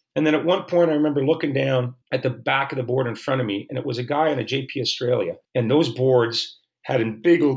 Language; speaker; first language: English; native; English